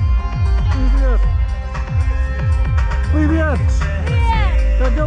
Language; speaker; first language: Russian; non-native, learner; English